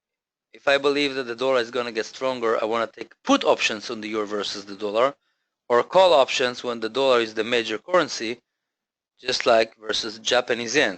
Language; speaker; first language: English; non-native, fluent; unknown